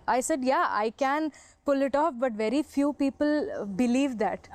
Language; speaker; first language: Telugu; non-native, fluent; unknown